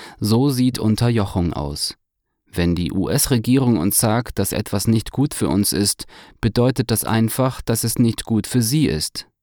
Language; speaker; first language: German; native; German